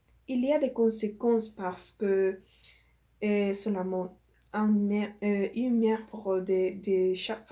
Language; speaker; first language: French; non-native, learner; Spanish